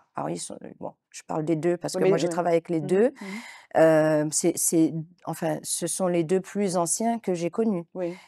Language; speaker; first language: French; native; French